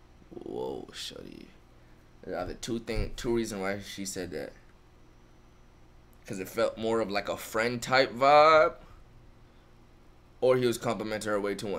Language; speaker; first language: English; native; English